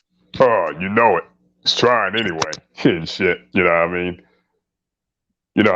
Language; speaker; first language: English; native; English